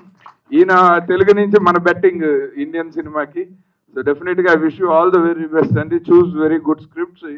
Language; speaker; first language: Telugu; native; Telugu